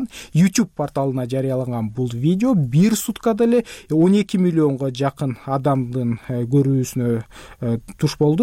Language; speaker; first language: Kyrgyz; native; Kyrgyz